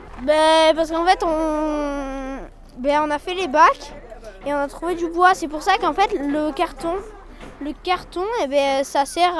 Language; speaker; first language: French; native; French